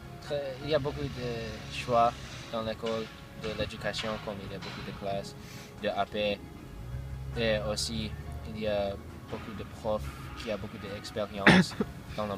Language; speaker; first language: French; non-native, learner; English